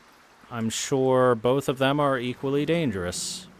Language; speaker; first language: English; native; English